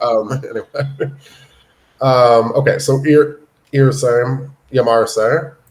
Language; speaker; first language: Spanish; non-native, learner; English